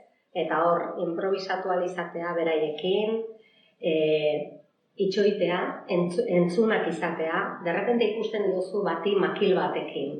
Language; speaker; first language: Basque; native; Basque